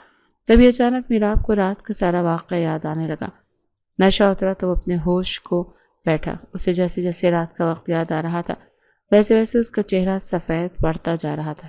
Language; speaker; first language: Urdu; native; Urdu